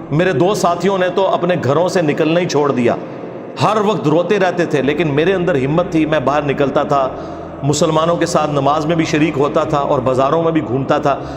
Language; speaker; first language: Urdu; native; Urdu